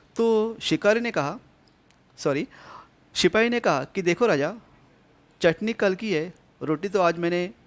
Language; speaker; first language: Hindi; non-native, local second language; Marathi